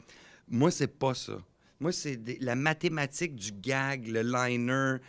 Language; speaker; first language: French; native; French